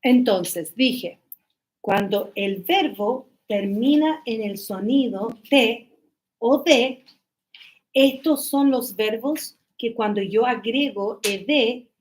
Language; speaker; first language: Spanish; non-native, fluent; English